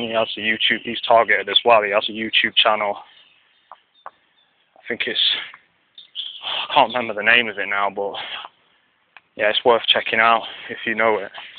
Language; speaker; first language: English; native; English